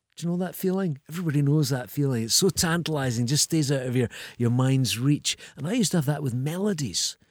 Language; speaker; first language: English; native; English